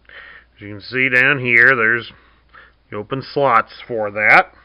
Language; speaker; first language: English; native; English